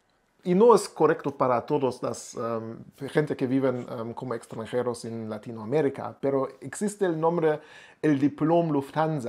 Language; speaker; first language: Spanish; non-native, learner; German